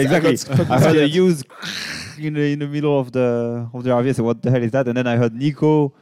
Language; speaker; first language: English; non-native, fluent; French